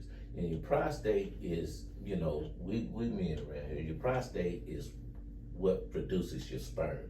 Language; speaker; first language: English; native; English